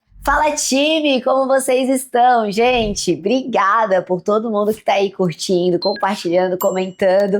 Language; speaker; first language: Portuguese; native; Portuguese